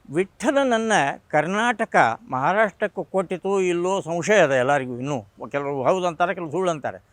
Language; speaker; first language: Kannada; non-native, local second language; Marathi